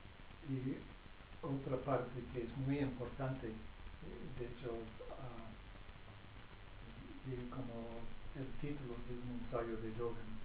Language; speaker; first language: Spanish; non-native, fluent; English